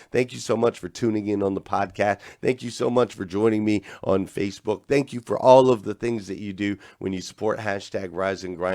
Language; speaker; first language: English; native; English